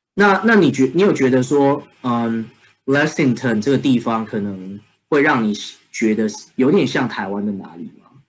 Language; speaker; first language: Chinese; native; Chinese